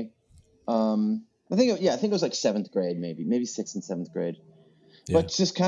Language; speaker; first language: English; native; English